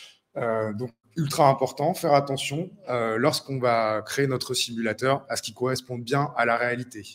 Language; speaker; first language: French; native; French